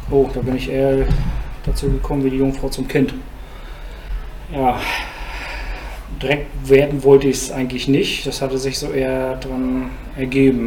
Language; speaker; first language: German; native; German